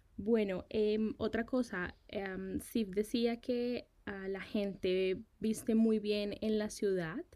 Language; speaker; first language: Spanish; native; Spanish